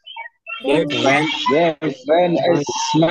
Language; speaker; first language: English; non-native, learner; Indonesian